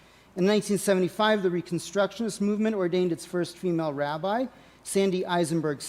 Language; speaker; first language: English; native; English